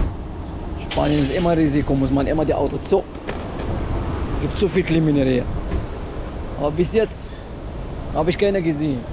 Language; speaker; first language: German; non-native, fluent; Arabic